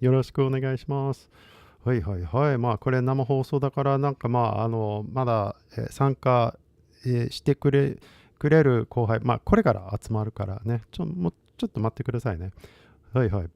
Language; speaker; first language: Japanese; non-native, fluent; English